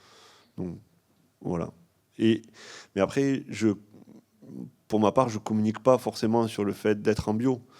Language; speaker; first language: French; native; French